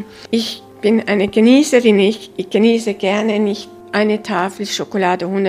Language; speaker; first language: German; early bilingual, heritage; German